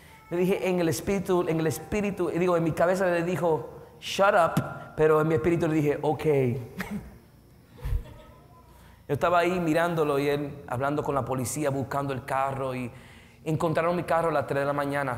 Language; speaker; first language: Spanish; early bilingual, heritage; Spanish